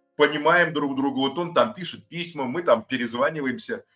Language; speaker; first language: Russian; native; Russian